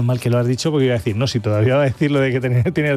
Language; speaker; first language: Spanish; native; Spanish